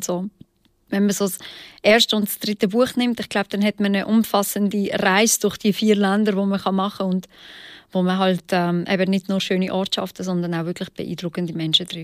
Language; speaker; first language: German; early bilingual, other home language; Albanian